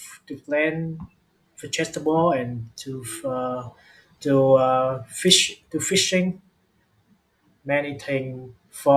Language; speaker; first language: English; non-native, learner; Vietnamese